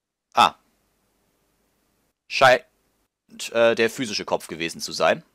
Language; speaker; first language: German; native; German